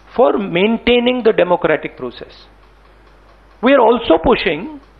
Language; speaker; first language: English; non-native, local second language; Hindi